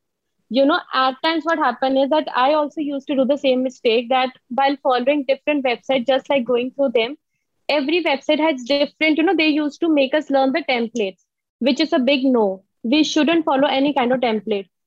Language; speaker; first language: English; non-native, local second language; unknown